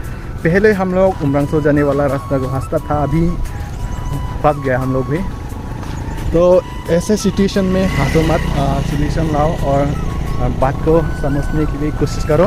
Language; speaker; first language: Hindi; non-native, local second language; Karbi